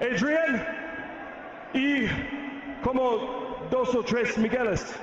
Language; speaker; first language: Spanish; non-native, learner; English